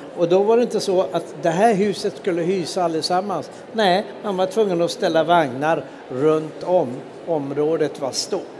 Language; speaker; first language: Swedish; native; Swedish